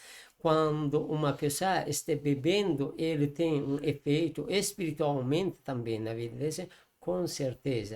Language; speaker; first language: Portuguese; non-native, learner; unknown